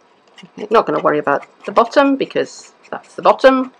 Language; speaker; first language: English; native; English